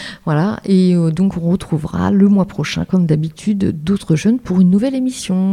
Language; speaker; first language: French; native; French